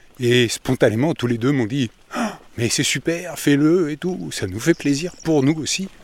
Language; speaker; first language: French; native; French